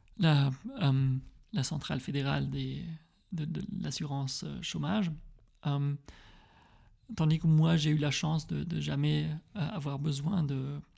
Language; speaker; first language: French; early bilingual, heritage; French